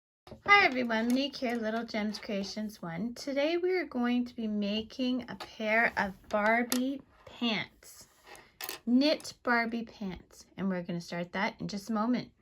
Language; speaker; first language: English; native; English